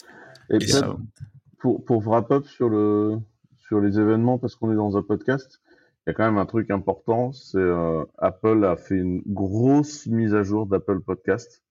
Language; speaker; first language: French; native; French